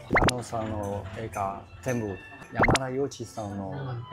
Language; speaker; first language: Japanese; non-native, learner; Chinese